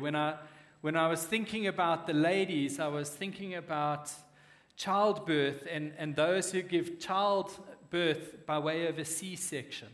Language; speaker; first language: English; native; English